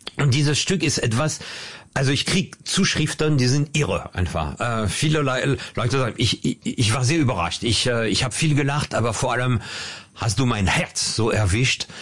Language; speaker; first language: German; non-native, fluent; French